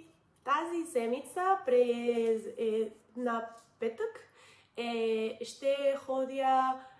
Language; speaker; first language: Bulgarian; non-native, learner; Spanish